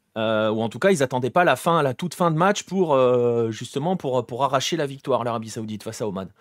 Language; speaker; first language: French; native; French